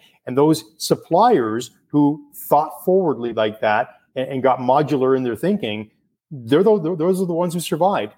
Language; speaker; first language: English; native; English